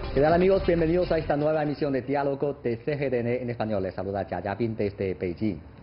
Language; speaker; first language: Spanish; non-native, fluent; Chinese